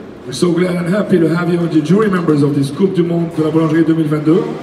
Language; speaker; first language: English; non-native, fluent; French